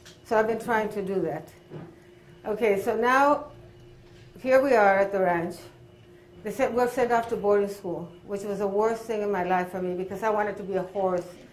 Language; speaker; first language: English; early bilingual, other home language; Spanish